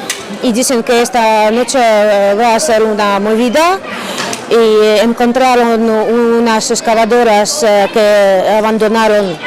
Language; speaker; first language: Spanish; non-native, fluent; Ukrainian